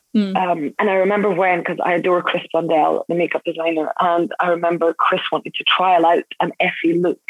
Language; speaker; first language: English; native; English